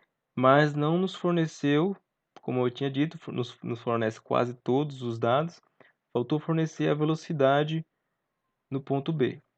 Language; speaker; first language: Portuguese; native; Portuguese